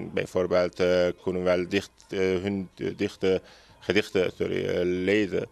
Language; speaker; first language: Dutch; non-native, learner; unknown